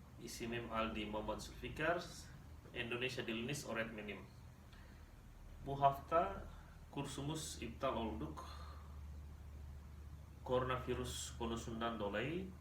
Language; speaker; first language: Turkish; non-native, learner; Indonesian